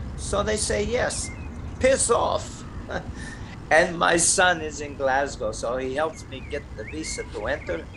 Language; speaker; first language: English; non-native, fluent; Russian